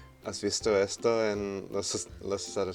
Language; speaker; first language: Spanish; non-native, fluent; English